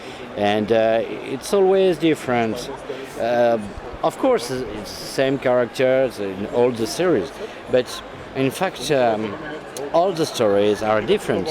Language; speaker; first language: English; non-native, fluent; French